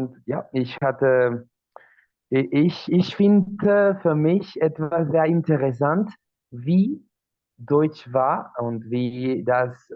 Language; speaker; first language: German; non-native, learner; Spanish